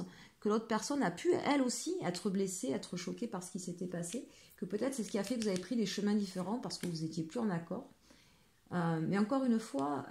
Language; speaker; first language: French; native; French